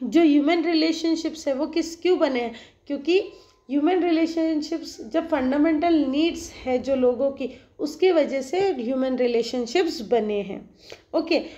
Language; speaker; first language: Hindi; non-native, local second language; Marathi